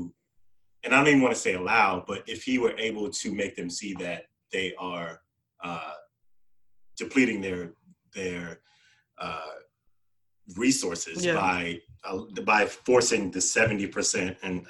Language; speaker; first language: English; native; English